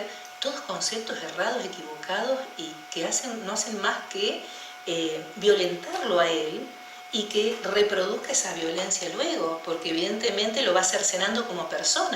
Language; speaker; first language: Spanish; native; Spanish